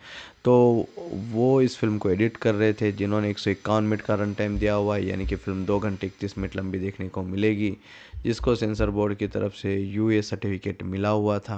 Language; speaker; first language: Hindi; native; Hindi